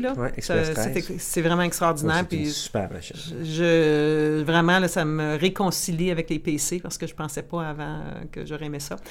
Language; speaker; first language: French; native; French